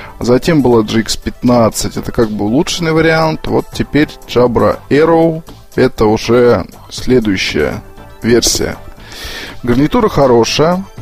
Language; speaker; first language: Russian; native; Russian